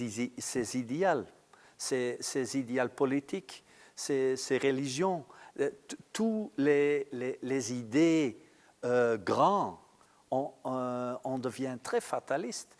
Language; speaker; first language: French; non-native, local second language; Dutch